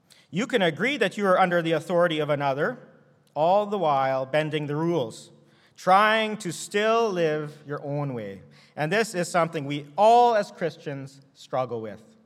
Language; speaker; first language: English; native; English